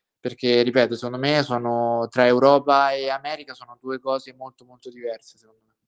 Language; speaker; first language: Italian; native; Italian